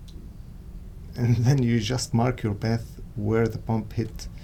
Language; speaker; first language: English; non-native, fluent; Arabic